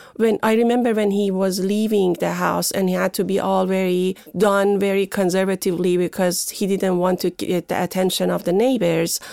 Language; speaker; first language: English; non-native, fluent; Persian